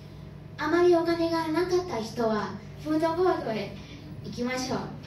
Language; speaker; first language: Japanese; non-native, learner; Thai